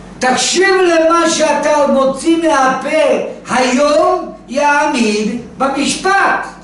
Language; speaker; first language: Hebrew; native; Hebrew